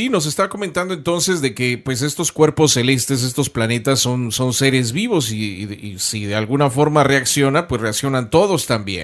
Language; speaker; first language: Spanish; native; Spanish